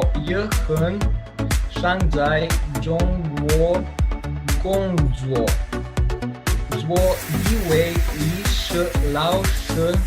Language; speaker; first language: Chinese; non-native, learner; Slovenian